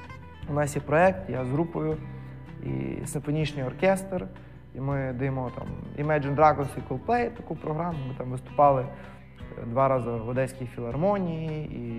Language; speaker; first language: Ukrainian; native; Ukrainian